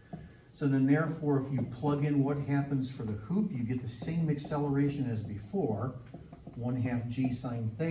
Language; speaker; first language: English; native; English